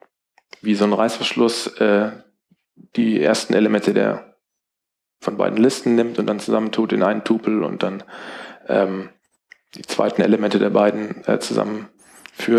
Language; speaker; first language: German; native; German